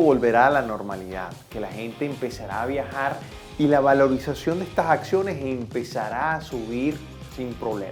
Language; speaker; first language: Spanish; native; Spanish